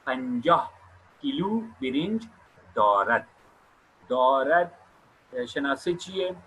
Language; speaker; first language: Persian; non-native, fluent; Urdu